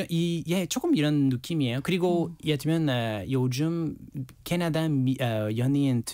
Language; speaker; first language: Korean; non-native, learner; French